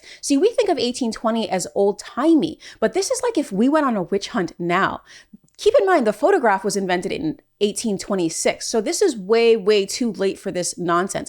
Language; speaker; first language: English; native; English